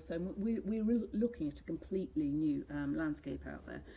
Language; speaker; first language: English; native; English